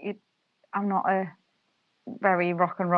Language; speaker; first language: English; native; English